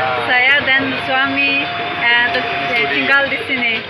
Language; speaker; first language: Indonesian; non-native, learner; English